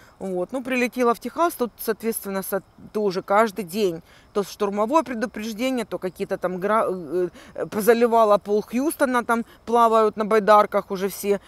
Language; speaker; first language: Russian; native; Russian